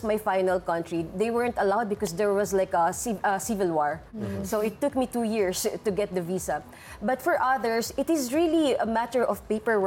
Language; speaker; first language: English; non-native, local second language; Filipino